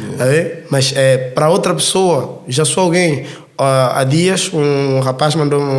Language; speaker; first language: Portuguese; native; Portuguese